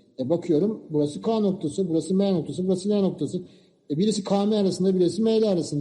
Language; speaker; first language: Turkish; native; Turkish